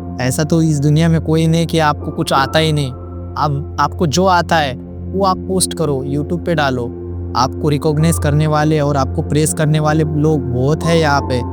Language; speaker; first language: Hindi; non-native, local second language; Marathi